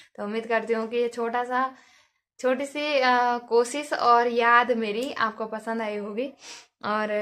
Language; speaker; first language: Hindi; native; Hindi